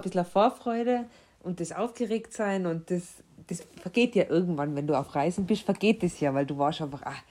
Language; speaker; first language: German; native; German